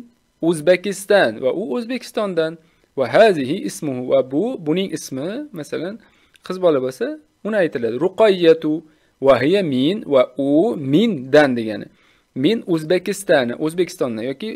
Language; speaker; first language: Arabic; non-native, fluent; Uzbek